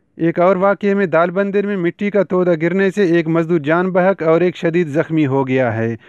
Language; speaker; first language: Urdu; non-native, local second language; Baluchi